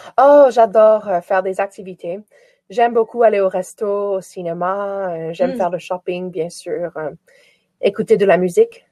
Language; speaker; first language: French; native; French